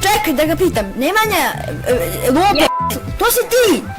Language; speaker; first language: Bosnian; native; Bosnian